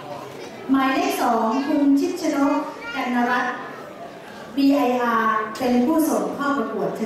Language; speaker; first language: Thai; native; Thai